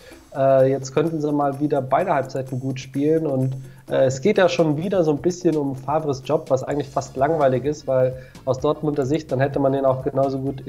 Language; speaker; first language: German; native; German